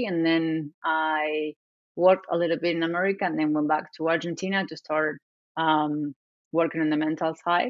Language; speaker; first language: English; non-native, fluent; Spanish